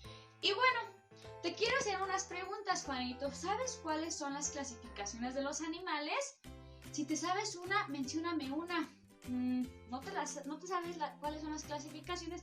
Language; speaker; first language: Spanish; native; Spanish